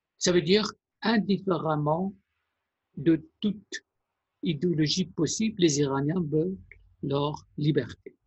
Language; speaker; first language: French; non-native, fluent; Persian